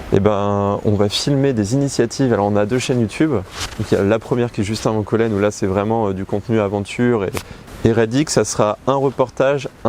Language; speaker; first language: French; native; French